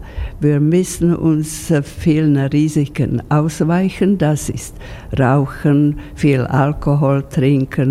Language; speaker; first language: German; non-native, fluent; Slovak